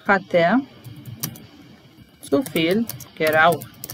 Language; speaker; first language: German; non-native, fluent; Italian